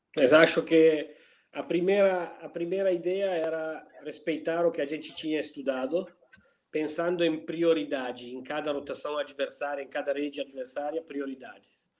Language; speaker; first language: Portuguese; non-native, fluent; Italian